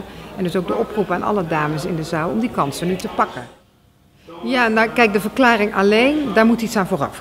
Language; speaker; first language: Dutch; native; Dutch